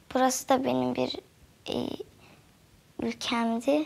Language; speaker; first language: Turkish; early bilingual, other home language; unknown